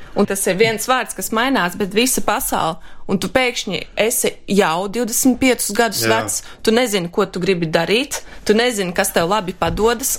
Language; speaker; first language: Latvian; early bilingual, heritage; Latvian